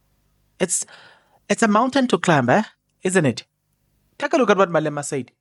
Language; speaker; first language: English; non-native, local second language; Zulu